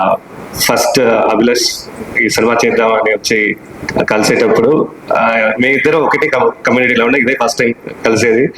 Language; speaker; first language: Telugu; non-native, fluent; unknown